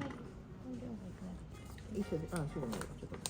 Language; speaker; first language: Japanese; native; Japanese